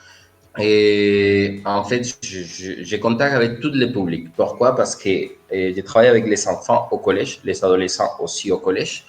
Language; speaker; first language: French; non-native, fluent; Spanish